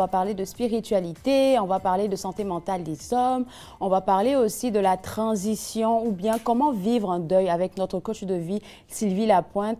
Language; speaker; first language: French; native; French